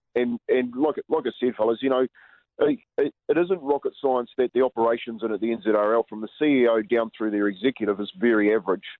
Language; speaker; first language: English; native; English